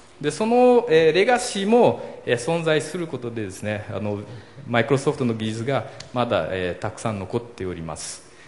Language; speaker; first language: Japanese; early bilingual, heritage; Portuguese